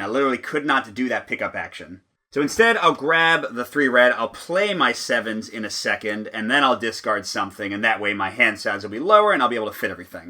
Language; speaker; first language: English; native; English